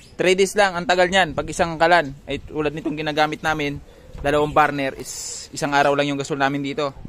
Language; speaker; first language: Filipino; non-native, local second language; Bikol